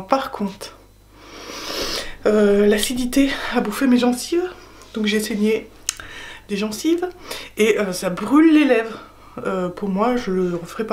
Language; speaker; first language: French; native; French